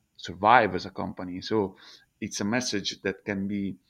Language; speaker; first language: English; non-native, fluent; Italian